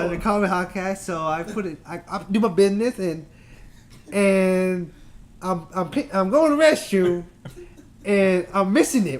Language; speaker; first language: English; native; English